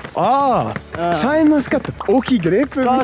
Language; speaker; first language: Japanese; non-native, learner; English